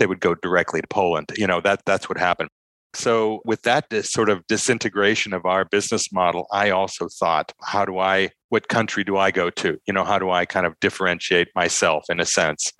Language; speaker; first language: English; native; English